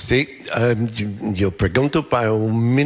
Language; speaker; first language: Spanish; non-native, fluent; English